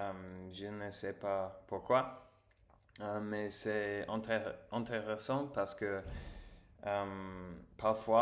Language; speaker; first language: French; non-native, learner; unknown